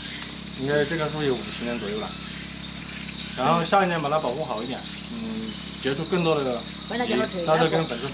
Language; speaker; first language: Chinese; native; Chinese